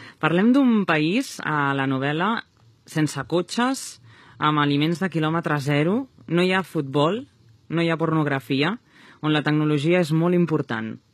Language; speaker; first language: Catalan; native; Catalan